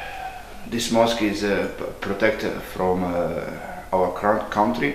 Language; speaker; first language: English; non-native, learner; Bosnian